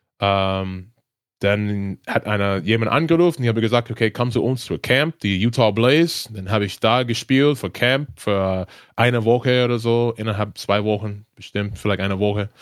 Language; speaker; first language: German; non-native, learner; English